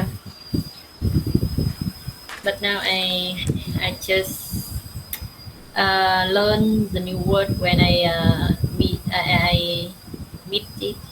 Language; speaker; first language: English; non-native, learner; Vietnamese